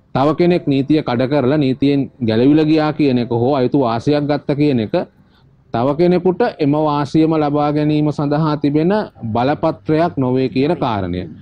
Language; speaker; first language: Sinhala; native; Sinhala